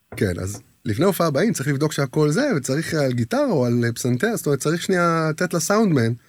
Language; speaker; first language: Hebrew; native; Hebrew